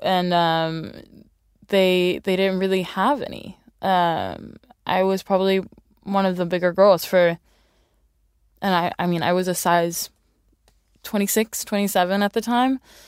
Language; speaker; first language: English; early bilingual, other home language; Swedish